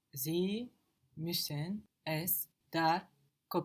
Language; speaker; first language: German; non-native, learner; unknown